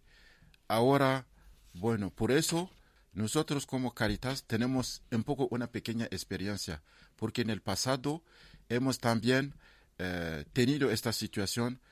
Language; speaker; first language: Spanish; non-native, fluent; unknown